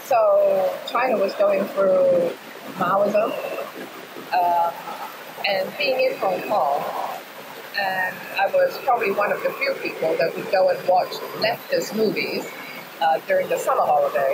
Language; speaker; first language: English; non-native, local second language; Cantonese